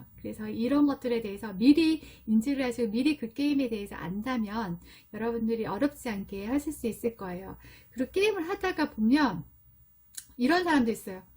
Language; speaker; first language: Korean; native; Korean